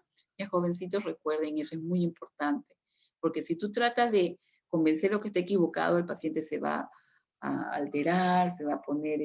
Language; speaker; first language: Spanish; native; Spanish